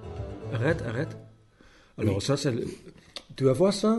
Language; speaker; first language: French; non-native, learner; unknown